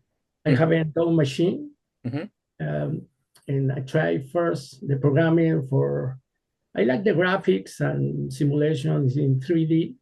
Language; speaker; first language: English; non-native, learner; Spanish